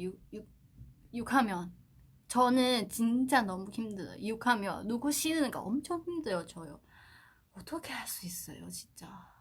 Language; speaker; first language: Korean; non-native, learner; Chinese